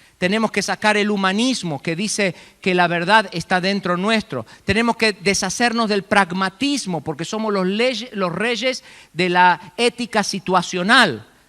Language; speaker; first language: Spanish; native; Spanish